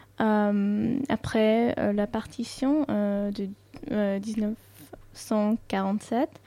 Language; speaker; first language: French; non-native, fluent; Sindhi